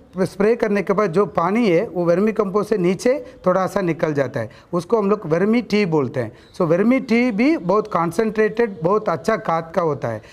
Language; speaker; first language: Hindi; non-native, local second language; Kannada